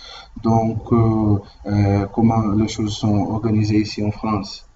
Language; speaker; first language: French; non-native, learner; Portuguese